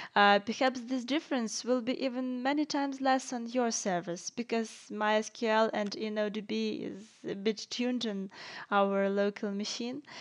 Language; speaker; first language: English; non-native, fluent; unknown